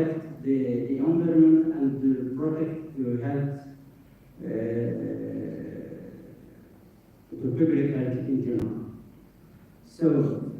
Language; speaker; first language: English; non-native, fluent; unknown